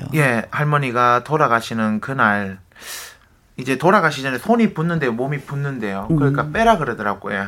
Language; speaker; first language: Korean; native; Korean